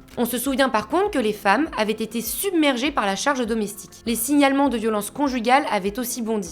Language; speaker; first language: French; native; French